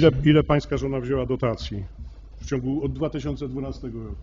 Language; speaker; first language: Polish; native; Polish